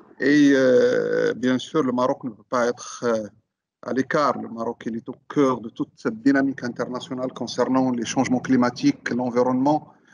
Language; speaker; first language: French; non-native, local second language; Arabic